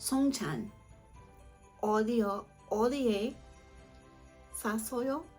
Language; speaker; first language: Korean; non-native, learner; English